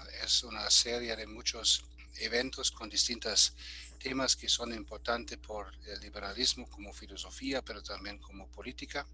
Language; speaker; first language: Spanish; non-native, fluent; German